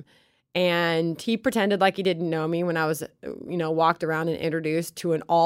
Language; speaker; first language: English; native; English